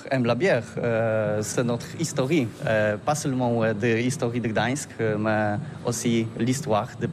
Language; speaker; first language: French; non-native, learner; Polish